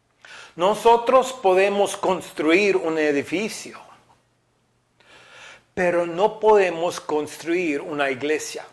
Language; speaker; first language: Spanish; non-native, fluent; English